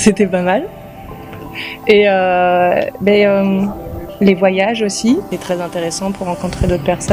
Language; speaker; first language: French; native; French